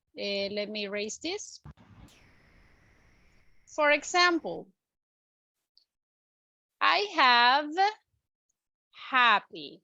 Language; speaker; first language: English; non-native, local second language; Spanish